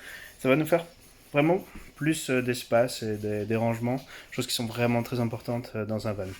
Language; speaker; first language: French; native; French